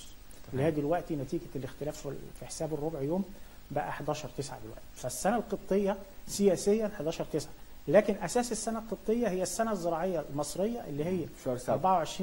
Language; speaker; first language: Arabic; native; Arabic